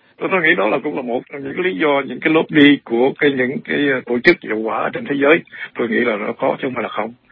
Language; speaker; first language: Vietnamese; native; Vietnamese